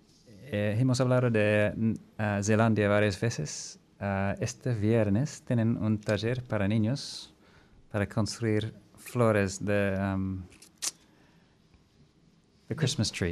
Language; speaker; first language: Spanish; non-native, fluent; English